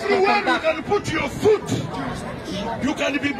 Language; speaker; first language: English; non-native, learner; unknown